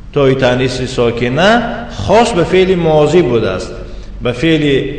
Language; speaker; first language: Persian; native; Persian